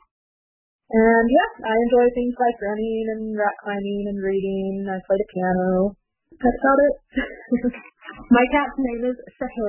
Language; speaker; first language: English; native; English